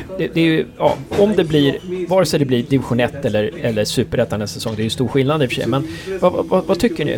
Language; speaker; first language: Swedish; native; Swedish